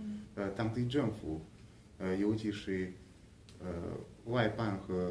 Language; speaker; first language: Chinese; non-native, fluent; Hungarian